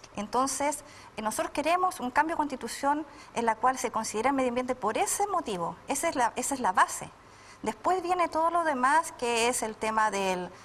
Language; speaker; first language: Spanish; native; Spanish